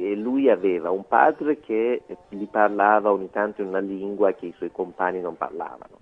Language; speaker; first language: Italian; non-native, fluent; Persian